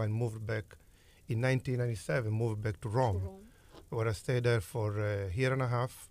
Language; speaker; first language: English; non-native, fluent; Italian